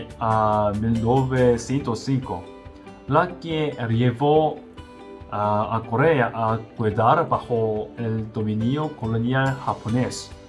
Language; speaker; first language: Spanish; non-native, learner; Korean